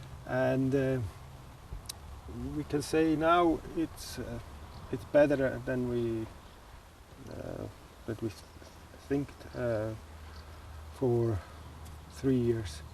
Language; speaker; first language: English; non-native, learner; Swiss German